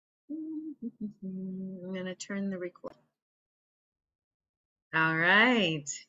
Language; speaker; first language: English; native; English